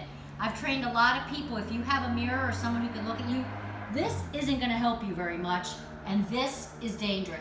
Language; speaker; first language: English; native; English